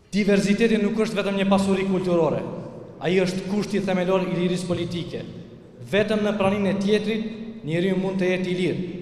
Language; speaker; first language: Albanian; non-native, local second language; Romany